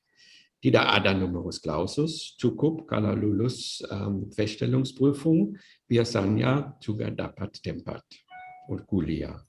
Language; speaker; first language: Indonesian; non-native, fluent; German